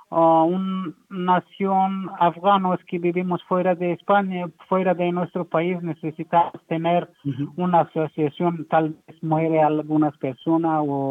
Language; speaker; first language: Spanish; non-native, learner; Persian